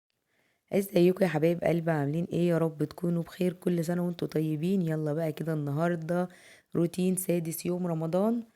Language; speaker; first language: Arabic; native; Arabic